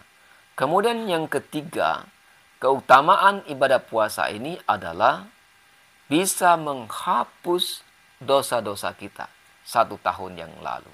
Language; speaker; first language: Indonesian; native; Indonesian